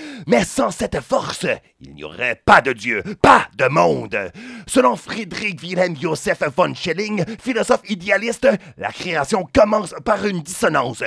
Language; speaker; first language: French; native; French